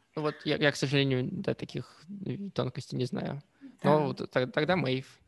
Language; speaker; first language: Russian; native; Russian